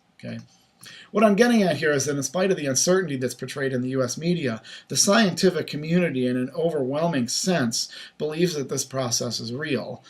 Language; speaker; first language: English; native; English